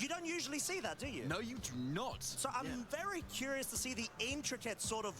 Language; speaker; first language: English; native; English